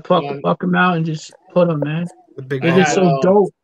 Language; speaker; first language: English; native; English